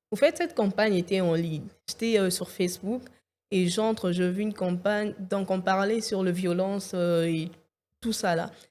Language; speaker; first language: French; non-native, local second language; Lingala